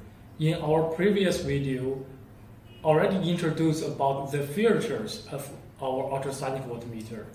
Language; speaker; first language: English; non-native, learner; Chinese